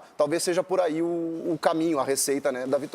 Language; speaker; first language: Portuguese; native; Portuguese